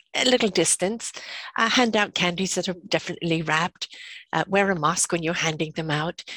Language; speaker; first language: English; native; English